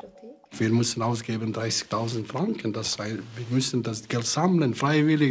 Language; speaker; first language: German; non-native, learner; Bosnian